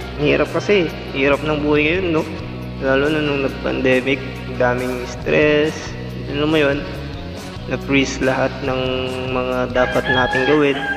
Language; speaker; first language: Filipino; non-native, local second language; Iloko